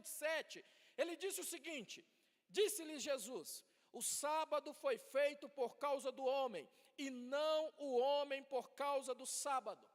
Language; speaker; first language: Portuguese; native; Portuguese